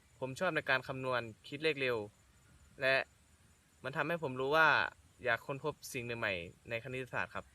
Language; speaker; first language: Thai; native; Thai